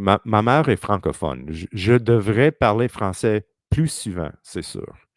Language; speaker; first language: French; early bilingual, heritage; French